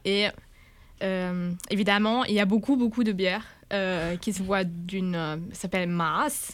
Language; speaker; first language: French; non-native, fluent; German